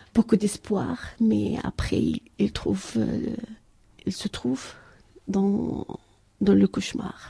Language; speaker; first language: French; non-native, learner; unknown